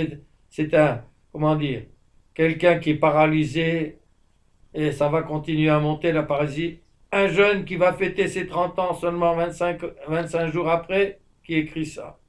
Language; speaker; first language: French; native; French